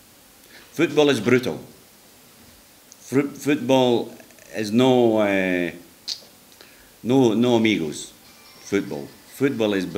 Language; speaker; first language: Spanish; non-native, learner; English